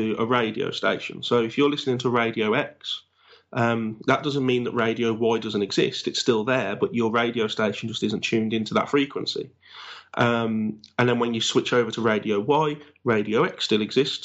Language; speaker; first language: English; native; English